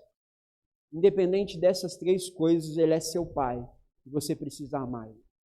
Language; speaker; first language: Portuguese; native; Portuguese